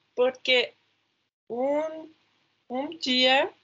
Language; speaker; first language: Portuguese; non-native, learner; Spanish